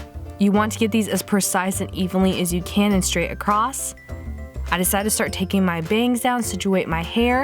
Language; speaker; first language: English; native; English